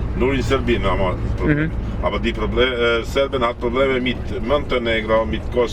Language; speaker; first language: German; non-native, learner; Albanian